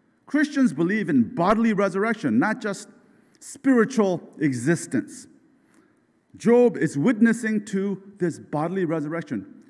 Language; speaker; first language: English; non-native, fluent; Korean